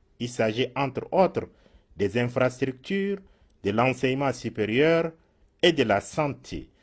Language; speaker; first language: French; non-native, local second language; Arabic